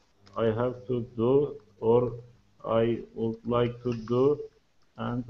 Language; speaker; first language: English; non-native, learner; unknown